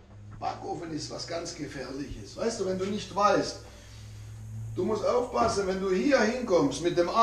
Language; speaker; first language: German; non-native, fluent; Italian